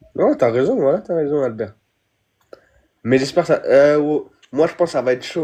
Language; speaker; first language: French; native; French